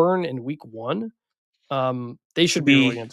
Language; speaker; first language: English; native; English